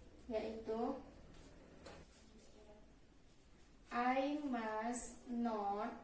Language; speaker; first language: English; non-native, learner; Indonesian